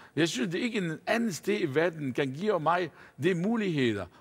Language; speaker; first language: Danish; non-native, fluent; Arabic